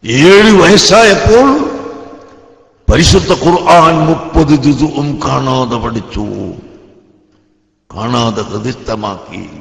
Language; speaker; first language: Malayalam; native; Malayalam